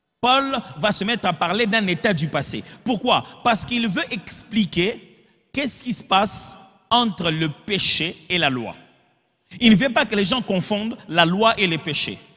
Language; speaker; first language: French; non-native, local second language; Lingala